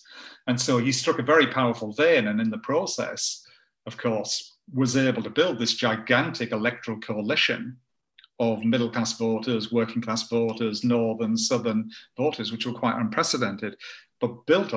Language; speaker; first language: English; native; English